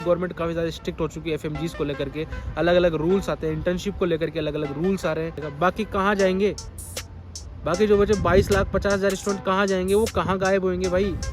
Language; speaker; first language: Hindi; native; Hindi